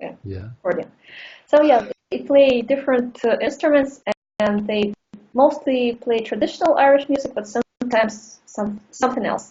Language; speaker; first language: English; non-native, fluent; Russian